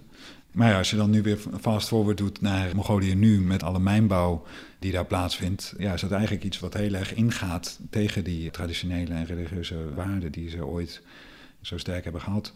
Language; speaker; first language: Dutch; native; Dutch